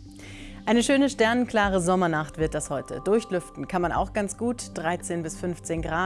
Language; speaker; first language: German; native; German